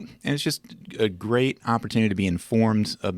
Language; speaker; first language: English; native; English